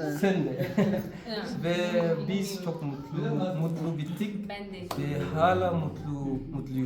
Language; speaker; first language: Turkish; non-native, learner; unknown